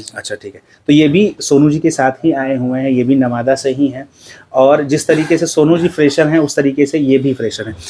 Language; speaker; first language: Hindi; native; Hindi